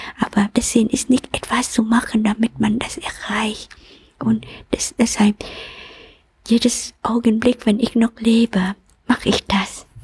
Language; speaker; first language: German; non-native, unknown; Vietnamese